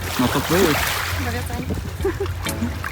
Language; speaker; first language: Polish; non-native, learner; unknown